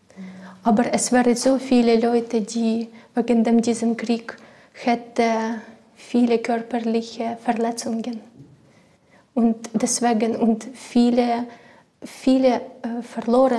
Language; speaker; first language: German; non-native, learner; Ukrainian